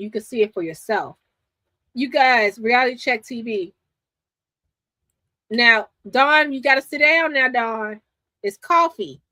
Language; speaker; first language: English; native; English